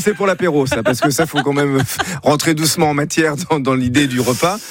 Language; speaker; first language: French; native; French